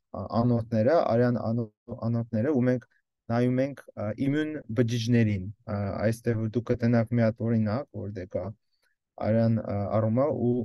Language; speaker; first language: Armenian; early bilingual, heritage; Armenian